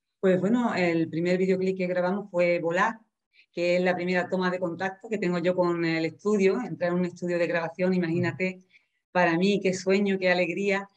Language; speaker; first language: Spanish; native; Spanish